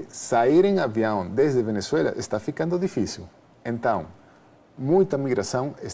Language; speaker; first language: Portuguese; non-native, fluent; Spanish